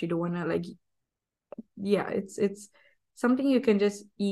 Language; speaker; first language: English; non-native, local second language; Tamil